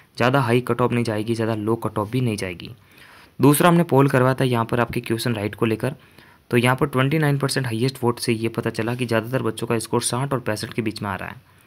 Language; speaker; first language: Hindi; native; Hindi